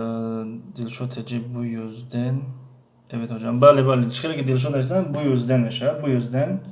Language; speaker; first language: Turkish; non-native, fluent; Tajik